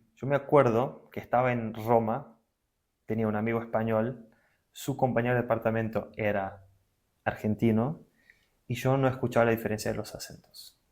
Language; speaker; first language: Spanish; non-native, fluent; Portuguese